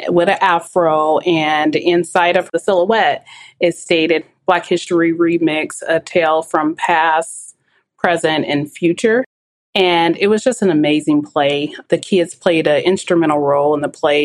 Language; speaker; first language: English; native; English